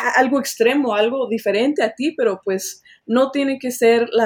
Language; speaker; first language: Spanish; early bilingual, heritage; Spanish